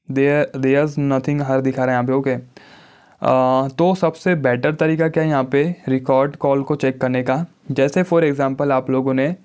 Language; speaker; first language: Hindi; native; Hindi